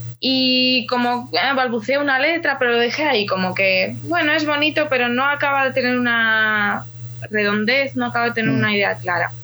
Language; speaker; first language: Spanish; early bilingual, other home language; Ukrainian